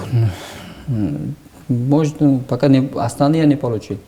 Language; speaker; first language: Russian; non-native, local second language; Uzbek